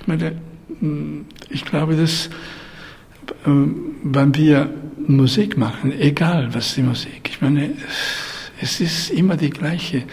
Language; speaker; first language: German; non-native, fluent; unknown